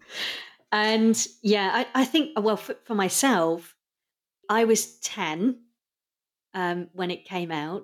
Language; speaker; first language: English; native; English